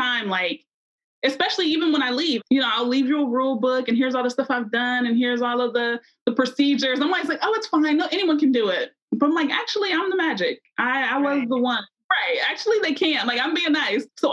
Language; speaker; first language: English; native; English